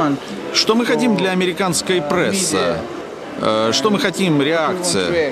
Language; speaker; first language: Russian; non-native, learner; English